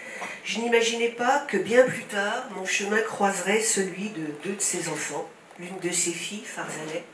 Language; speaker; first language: French; native; French